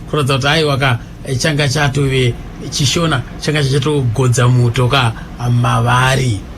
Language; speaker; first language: Shona; native; Shona